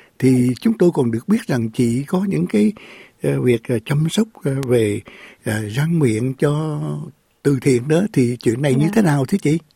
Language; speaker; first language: Vietnamese; native; Vietnamese